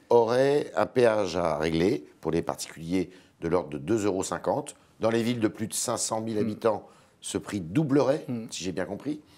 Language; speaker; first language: French; native; French